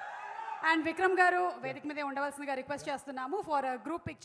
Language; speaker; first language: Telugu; native; Telugu